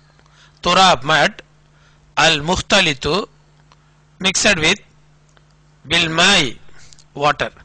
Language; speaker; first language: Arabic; non-native, fluent; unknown